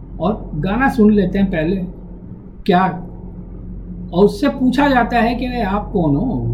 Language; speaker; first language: Hindi; non-native, local second language; Tamil